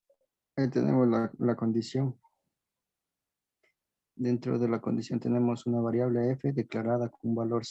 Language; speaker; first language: Spanish; native; Spanish